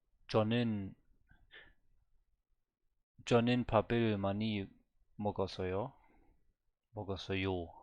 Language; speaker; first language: Korean; non-native, learner; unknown